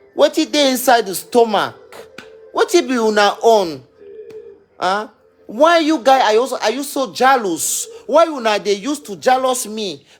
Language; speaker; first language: English; non-native, local second language; French